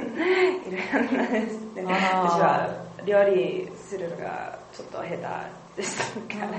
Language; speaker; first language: Japanese; non-native, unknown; English